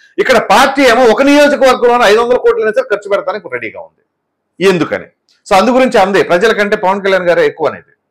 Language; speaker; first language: Telugu; native; Telugu